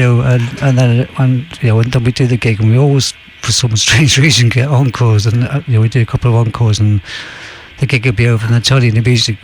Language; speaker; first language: English; native; English